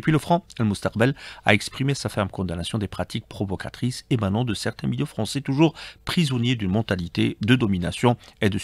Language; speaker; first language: French; non-native, local second language; Arabic